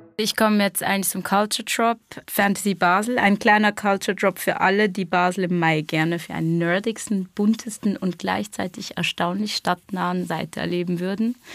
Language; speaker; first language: German; non-native, fluent; English